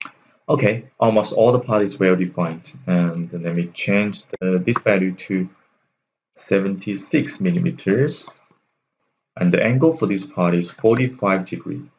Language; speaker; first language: English; non-native, fluent; Chinese